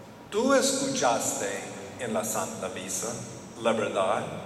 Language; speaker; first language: Spanish; non-native, fluent; English